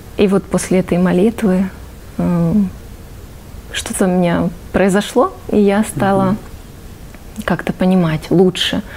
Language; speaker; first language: Russian; native; Russian